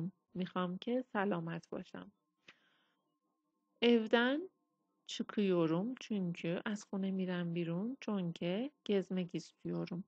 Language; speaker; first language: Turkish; non-native, fluent; Persian